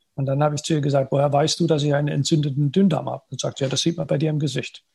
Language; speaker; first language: German; native; German